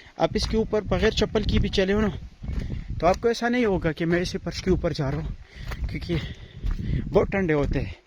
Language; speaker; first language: Urdu; non-native, local second language; Pashto